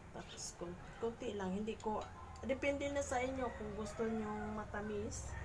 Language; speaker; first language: Filipino; non-native, local second language; Cebuano